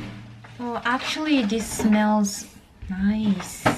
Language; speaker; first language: English; non-native, fluent; Japanese